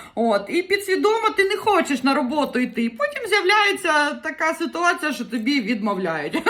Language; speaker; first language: Ukrainian; non-native, local second language; Russian